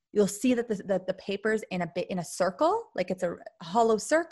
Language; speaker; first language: English; native; English